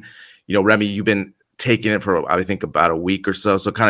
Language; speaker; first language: English; native; English